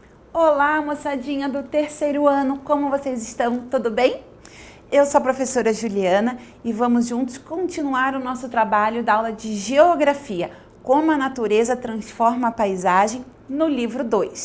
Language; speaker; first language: Portuguese; native; Portuguese